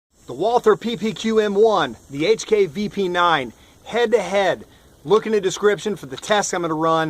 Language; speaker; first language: English; native; English